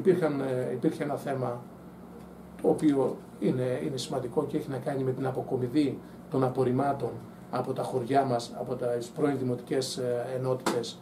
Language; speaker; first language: Greek; native; Greek